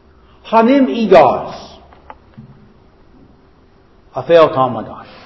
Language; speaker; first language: Hungarian; non-native, fluent; English